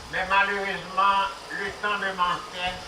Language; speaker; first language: French; non-native, local second language; Haitian Creole